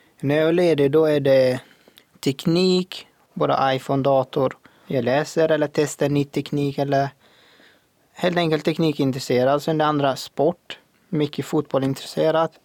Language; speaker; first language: Swedish; non-native, fluent; Arabic